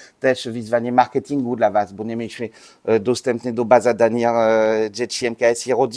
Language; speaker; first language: Polish; non-native, learner; French